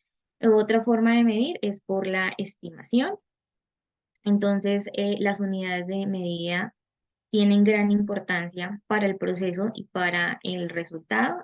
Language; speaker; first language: Spanish; native; Spanish